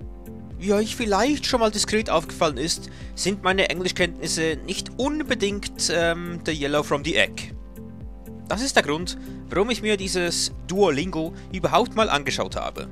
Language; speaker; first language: German; native; German